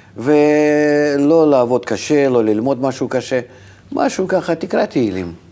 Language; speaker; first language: Hebrew; non-native, fluent; Russian